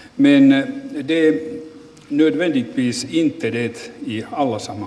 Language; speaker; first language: Swedish; non-native, local second language; Finnish